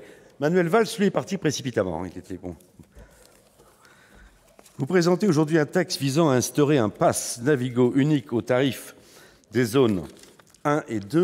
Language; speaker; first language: French; native; French